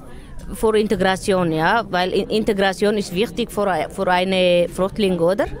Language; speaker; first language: German; non-native, learner; Tigrinya